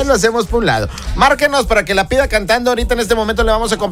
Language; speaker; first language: Spanish; native; Spanish